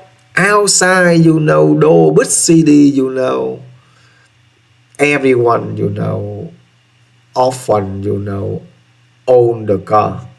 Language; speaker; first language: English; non-native, learner; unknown